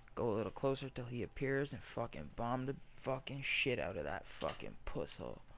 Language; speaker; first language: English; native; English